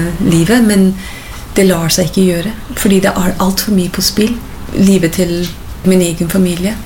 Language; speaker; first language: Norwegian; non-native, fluent; English